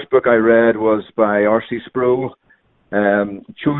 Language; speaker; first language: English; native; English